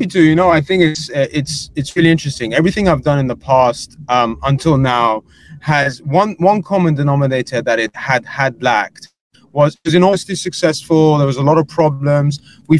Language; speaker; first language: English; native; English